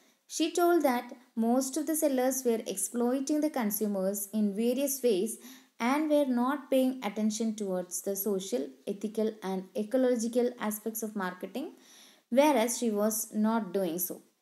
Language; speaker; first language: English; non-native, local second language; Malayalam